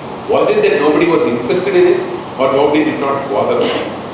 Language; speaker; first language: English; non-native, local second language; Malayalam